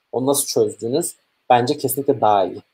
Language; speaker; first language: Turkish; native; Turkish